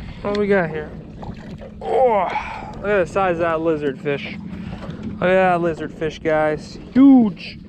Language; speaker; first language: English; native; English